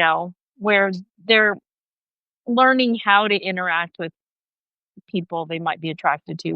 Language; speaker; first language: English; native; English